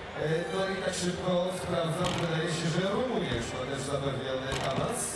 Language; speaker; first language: Polish; native; Polish